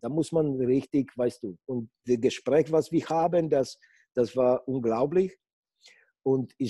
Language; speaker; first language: German; non-native, fluent; Polish